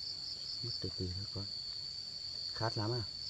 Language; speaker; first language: Vietnamese; native; Vietnamese